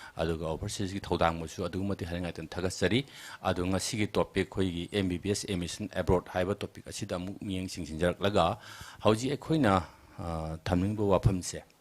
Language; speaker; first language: Manipuri; native; Manipuri